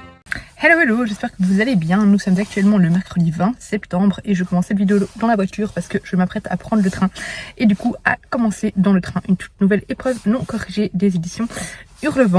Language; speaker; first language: French; native; French